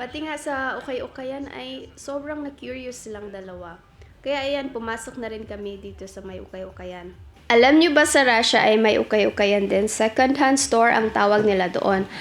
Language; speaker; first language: Filipino; native; Filipino